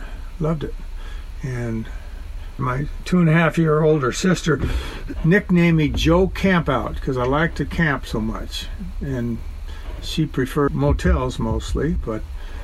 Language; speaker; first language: English; native; English